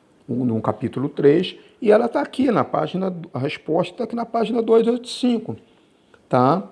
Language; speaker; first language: Portuguese; native; Portuguese